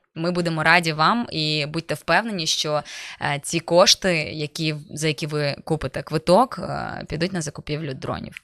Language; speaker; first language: Ukrainian; native; Ukrainian